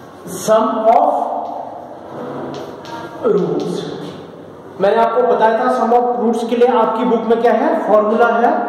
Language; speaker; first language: Hindi; native; Hindi